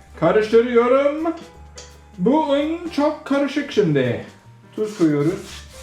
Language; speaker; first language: Turkish; non-native, learner; English